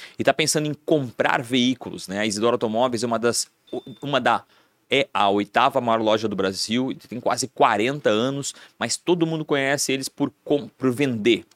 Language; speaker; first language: Portuguese; non-native, fluent; Spanish